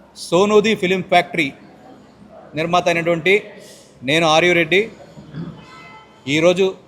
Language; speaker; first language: Telugu; native; Telugu